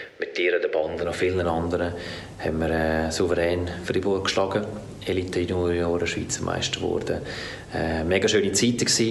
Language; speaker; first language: German; native; German